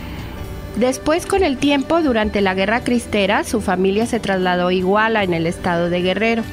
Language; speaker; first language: Spanish; native; Spanish